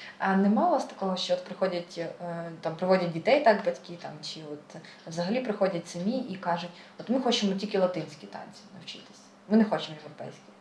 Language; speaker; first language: Ukrainian; native; Ukrainian